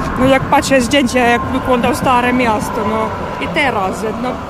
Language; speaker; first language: Polish; non-native, fluent; Finnish